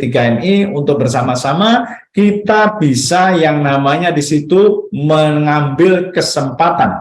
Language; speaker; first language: Indonesian; native; Indonesian